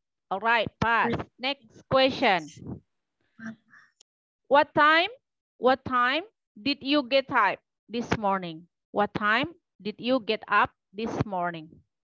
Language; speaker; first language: English; non-native, fluent; Indonesian